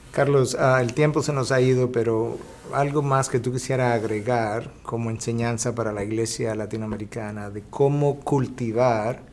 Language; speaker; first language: Spanish; native; Spanish